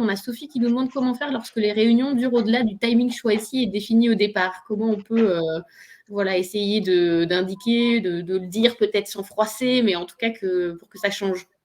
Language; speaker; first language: French; native; French